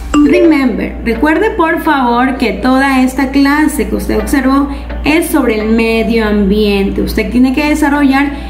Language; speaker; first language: Spanish; native; Spanish